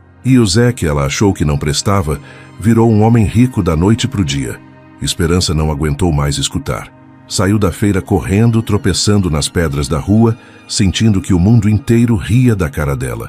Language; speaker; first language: Portuguese; native; Portuguese